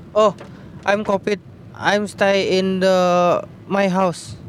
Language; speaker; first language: English; non-native, learner; Indonesian